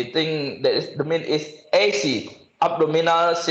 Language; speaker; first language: English; non-native, learner; Indonesian